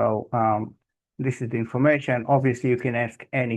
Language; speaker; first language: English; non-native, fluent; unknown